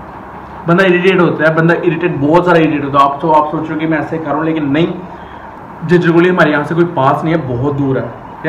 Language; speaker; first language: Hindi; native; Hindi